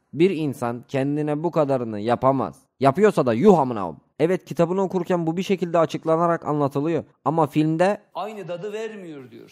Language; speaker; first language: Turkish; native; Turkish